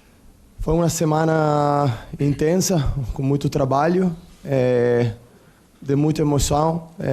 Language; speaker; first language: Portuguese; non-native, learner; Italian